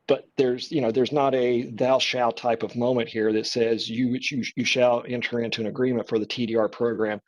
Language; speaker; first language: English; native; English